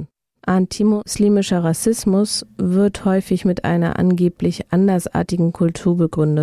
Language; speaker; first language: German; native; German